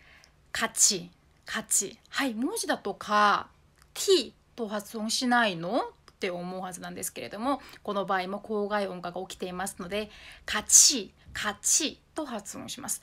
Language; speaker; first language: Japanese; non-native, fluent; Korean